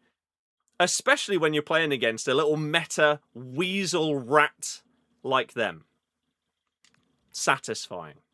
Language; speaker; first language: English; native; English